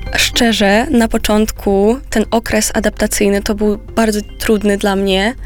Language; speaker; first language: Polish; non-native, fluent; Romanian